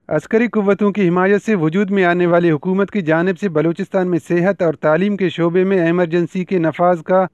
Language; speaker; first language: Urdu; non-native, local second language; Baluchi